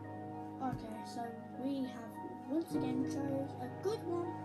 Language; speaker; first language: English; native; English